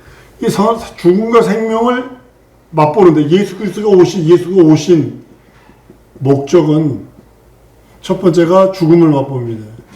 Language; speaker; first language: Korean; native; Korean